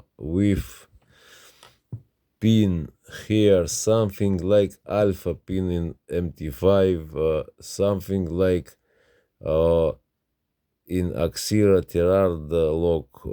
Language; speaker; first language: English; non-native, learner; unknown